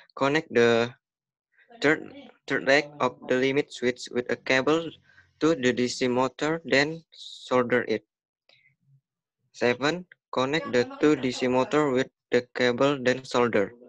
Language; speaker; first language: English; non-native, learner; Indonesian